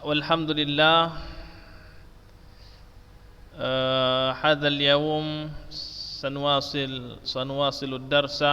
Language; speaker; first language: Arabic; non-native, fluent; Indonesian